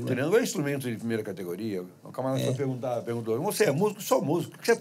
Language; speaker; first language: Portuguese; native; Portuguese